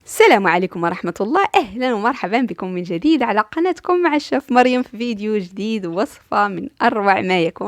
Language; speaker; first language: Arabic; native; Arabic